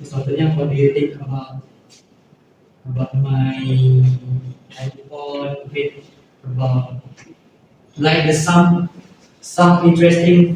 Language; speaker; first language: English; non-native, learner; Indonesian